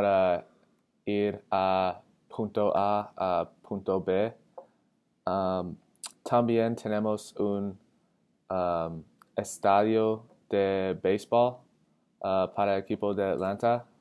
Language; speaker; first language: Spanish; non-native, learner; English